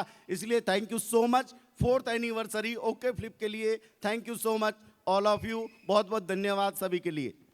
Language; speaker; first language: Hindi; native; Hindi